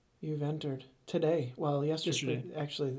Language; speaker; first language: English; native; English